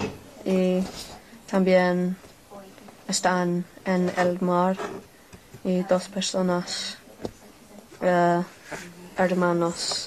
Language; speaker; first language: Spanish; non-native, learner; English